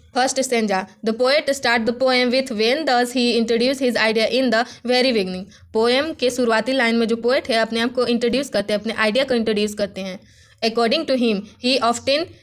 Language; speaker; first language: Hindi; native; Hindi